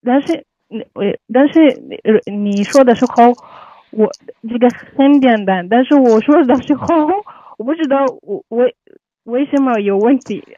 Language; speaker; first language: Chinese; non-native, learner; Arabic